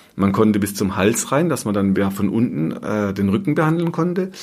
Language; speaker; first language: German; native; German